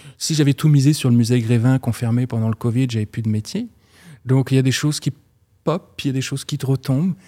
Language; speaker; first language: French; native; French